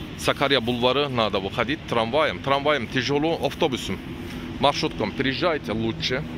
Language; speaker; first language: Russian; non-native, learner; Turkish